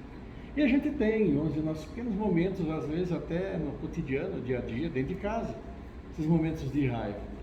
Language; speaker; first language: Portuguese; native; Portuguese